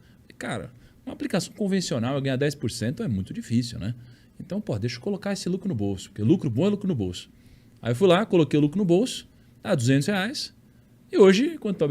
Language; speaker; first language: Portuguese; native; Portuguese